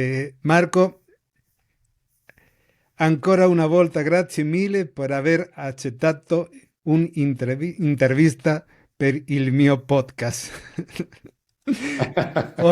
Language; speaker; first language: Italian; non-native, learner; Spanish